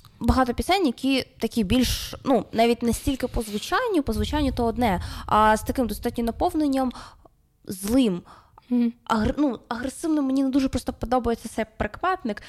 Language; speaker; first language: Ukrainian; non-native, local second language; Russian